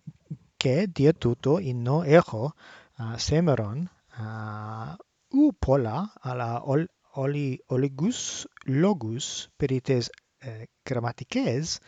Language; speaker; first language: Greek; non-native, learner; English